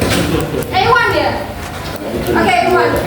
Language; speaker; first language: English; non-native, learner; Indonesian